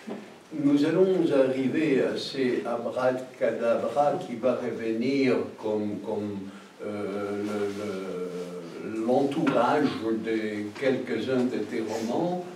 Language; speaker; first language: French; non-native, fluent; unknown